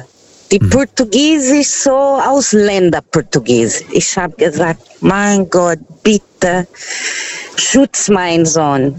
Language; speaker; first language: German; non-native, fluent; Portuguese